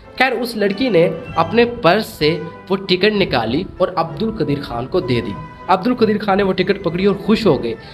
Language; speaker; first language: Urdu; non-native, local second language; Sindhi